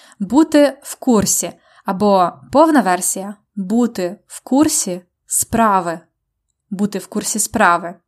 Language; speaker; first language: Ukrainian; native; Ukrainian